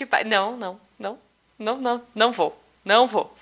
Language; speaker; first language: Portuguese; native; Portuguese